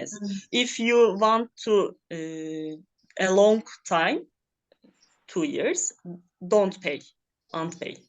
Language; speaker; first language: English; non-native, learner; Turkish